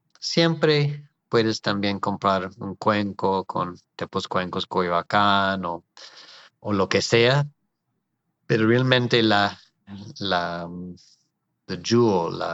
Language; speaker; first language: Spanish; non-native, fluent; English